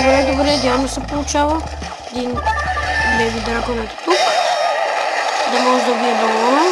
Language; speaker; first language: Bulgarian; native; Bulgarian